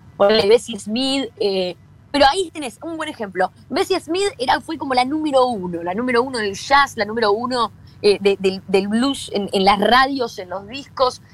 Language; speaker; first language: Spanish; native; Spanish